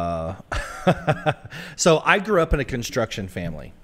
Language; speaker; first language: English; native; English